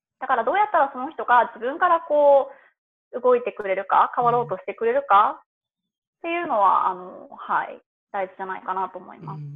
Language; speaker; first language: Japanese; native; Japanese